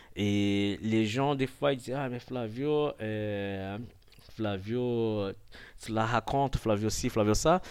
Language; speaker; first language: French; non-native, fluent; Portuguese